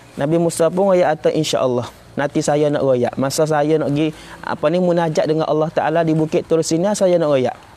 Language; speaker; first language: Malay; native; Malay